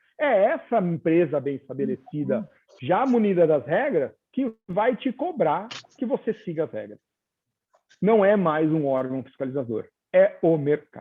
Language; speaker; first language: Portuguese; native; Portuguese